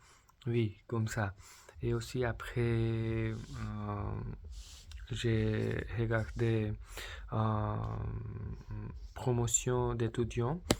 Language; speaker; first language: French; non-native, learner; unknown